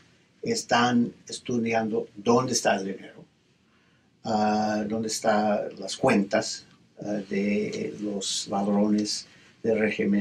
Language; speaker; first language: Spanish; non-native, fluent; English